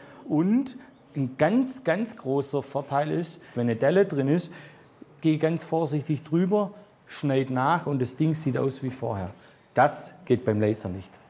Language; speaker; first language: German; native; German